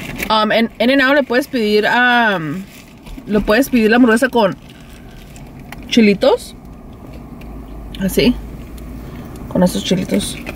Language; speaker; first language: Spanish; early bilingual, heritage; Spanish